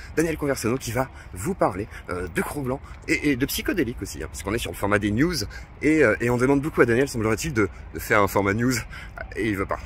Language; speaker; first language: French; native; French